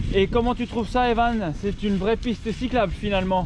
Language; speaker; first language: French; native; French